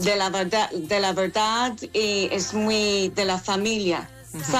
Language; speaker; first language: Spanish; non-native, learner; English